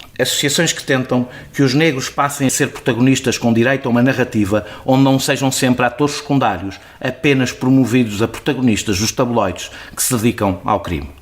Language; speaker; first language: Portuguese; native; Portuguese